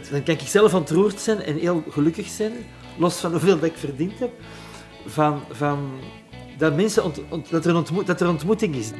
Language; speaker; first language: Dutch; native; Dutch